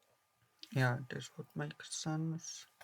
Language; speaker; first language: English; non-native, fluent; Polish